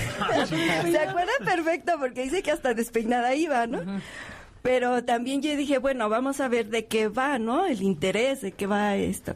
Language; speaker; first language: Spanish; native; Spanish